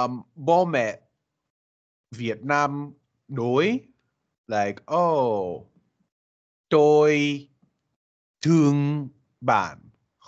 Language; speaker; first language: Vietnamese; non-native, learner; English